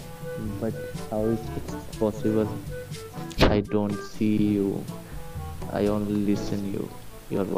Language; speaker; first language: English; non-native, learner; Malayalam